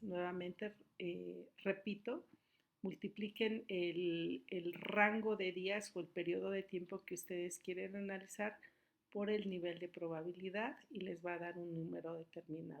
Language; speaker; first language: Spanish; native; Spanish